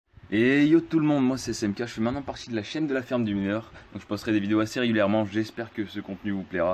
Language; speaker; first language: French; native; French